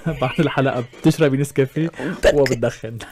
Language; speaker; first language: Arabic; native; Arabic